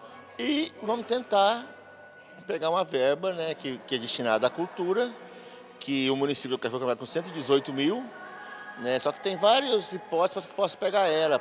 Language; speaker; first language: Portuguese; native; Portuguese